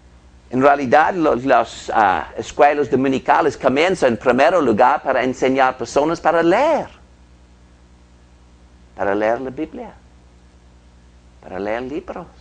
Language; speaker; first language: Spanish; non-native, fluent; English